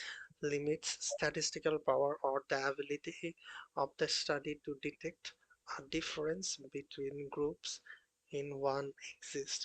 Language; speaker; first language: English; non-native, fluent; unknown